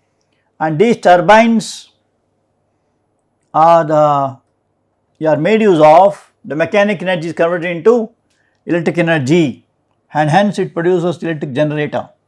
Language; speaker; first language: English; non-native, local second language; Kannada